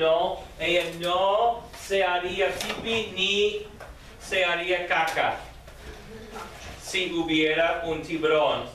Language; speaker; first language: Spanish; non-native, fluent; English